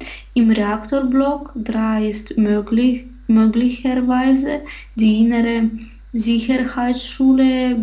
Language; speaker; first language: German; non-native, learner; Russian